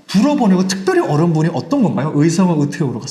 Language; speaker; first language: Korean; native; Korean